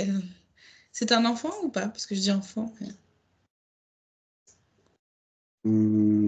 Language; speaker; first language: French; native; French